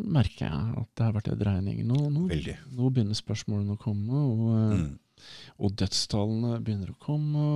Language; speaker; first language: Norwegian; native; Norwegian